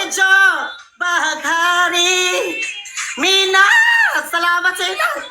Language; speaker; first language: Filipino; non-native, local second language; Cebuano